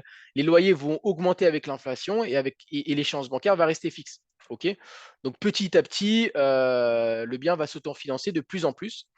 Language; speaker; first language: French; native; French